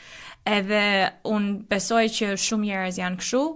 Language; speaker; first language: Albanian; early bilingual, heritage; Albanian